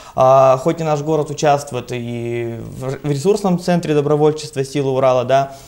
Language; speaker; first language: Russian; native; Russian